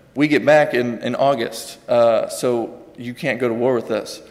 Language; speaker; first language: English; native; English